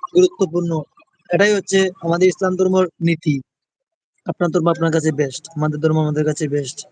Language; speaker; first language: Bangla; non-native, local second language; Sylheti